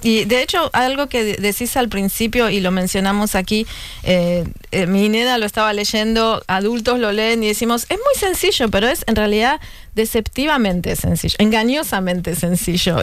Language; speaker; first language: Spanish; native; Spanish